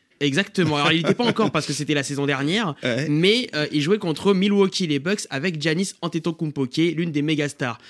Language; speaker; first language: French; native; French